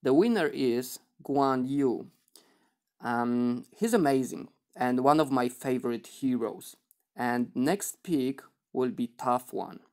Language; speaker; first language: English; non-native, fluent; Polish